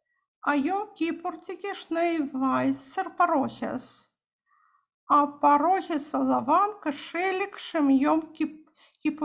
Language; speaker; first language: Hebrew; non-native, fluent; Russian